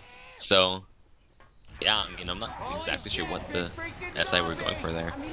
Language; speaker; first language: English; native; English